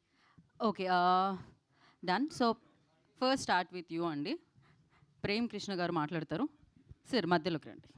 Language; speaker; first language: Telugu; native; Telugu